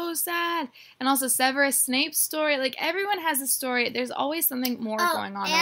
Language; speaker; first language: English; native; English